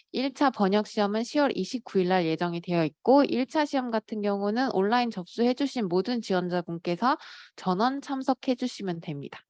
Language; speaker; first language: Korean; native; Korean